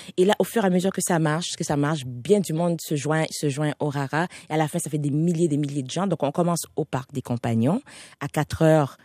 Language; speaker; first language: French; non-native, local second language; Haitian Creole